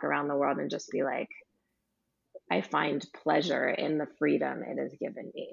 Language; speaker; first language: English; native; English